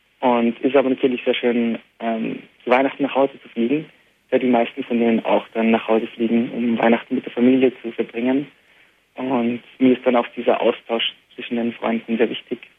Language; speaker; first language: German; early bilingual, heritage; Arabic